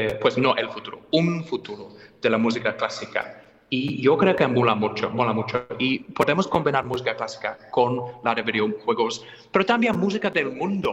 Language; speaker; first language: Spanish; non-native, fluent; English